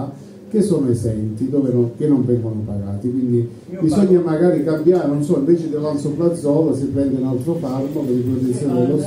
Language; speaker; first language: Italian; native; Italian